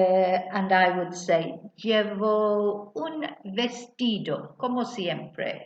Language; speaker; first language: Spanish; non-native, fluent; English